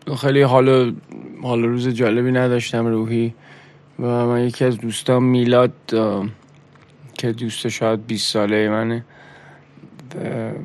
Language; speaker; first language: Persian; early bilingual, heritage; Persian